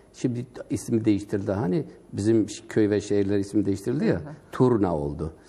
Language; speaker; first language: Turkish; non-native, local second language; Kurdish